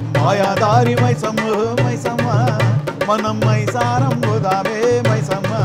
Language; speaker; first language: Telugu; non-native, local second language; Tamil